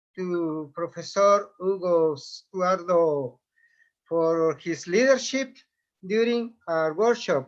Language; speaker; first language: English; non-native, fluent; Spanish